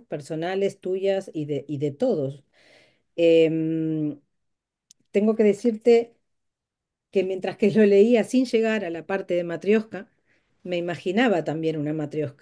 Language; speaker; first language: Spanish; native; Spanish